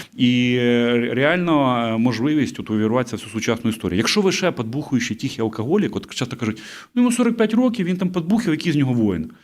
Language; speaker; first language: Ukrainian; native; Ukrainian